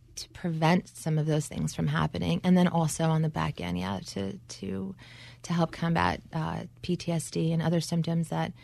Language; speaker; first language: English; native; English